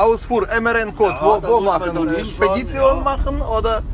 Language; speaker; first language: German; non-native, learner; Ukrainian